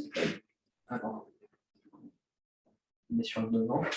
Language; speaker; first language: French; native; French